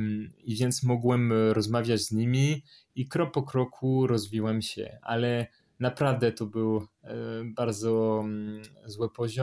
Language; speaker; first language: Polish; non-native, learner; French